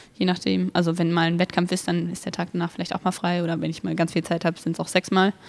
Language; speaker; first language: German; native; German